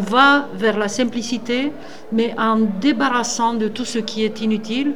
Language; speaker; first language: French; non-native, fluent; Romanian